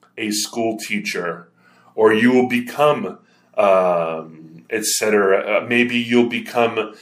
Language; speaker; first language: English; native; English